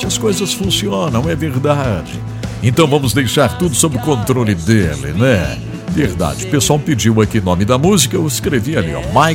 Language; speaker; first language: Portuguese; native; Portuguese